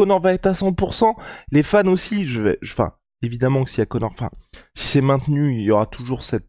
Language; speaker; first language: French; native; French